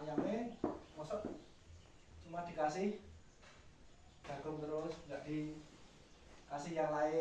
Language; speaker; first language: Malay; non-native, local second language; Javanese